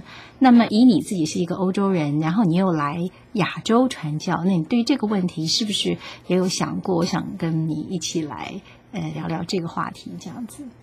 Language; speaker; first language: Chinese; native; Chinese